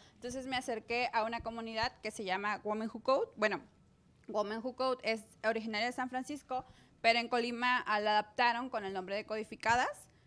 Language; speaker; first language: Spanish; native; Spanish